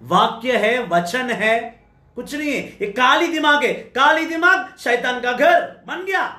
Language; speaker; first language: Hindi; non-native, local second language; Telugu